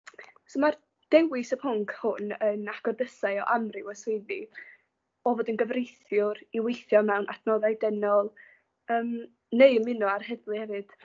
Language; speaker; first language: Welsh; non-native, local second language; English